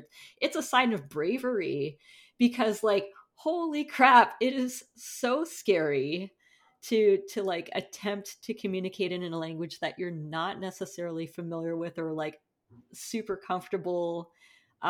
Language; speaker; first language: English; non-native, fluent; Portuguese